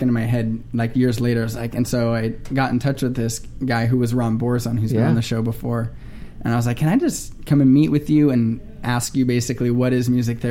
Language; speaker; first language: English; native; English